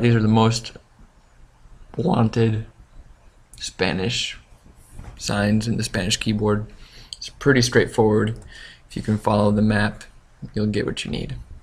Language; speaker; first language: English; native; English